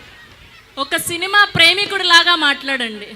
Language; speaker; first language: Telugu; native; Telugu